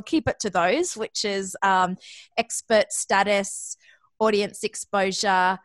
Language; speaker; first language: English; native; English